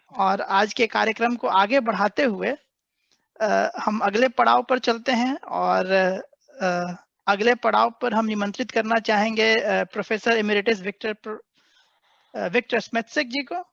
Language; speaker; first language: Hindi; native; Hindi